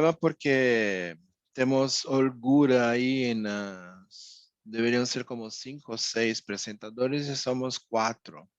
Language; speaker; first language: Spanish; non-native, fluent; Portuguese